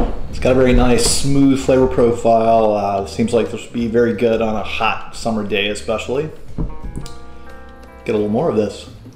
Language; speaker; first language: English; native; English